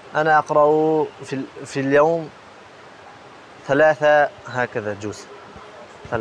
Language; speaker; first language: Arabic; non-native, learner; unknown